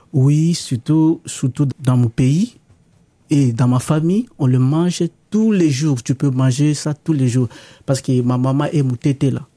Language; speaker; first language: French; non-native, local second language; Lingala